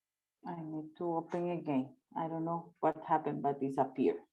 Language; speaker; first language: English; non-native, learner; Spanish